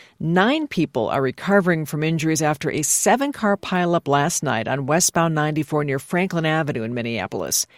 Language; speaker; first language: English; native; English